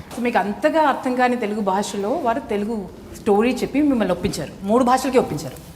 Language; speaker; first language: Telugu; native; Telugu